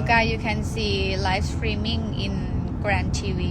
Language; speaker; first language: English; non-native, learner; Thai